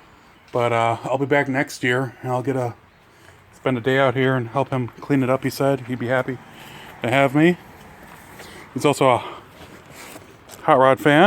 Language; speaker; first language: English; native; English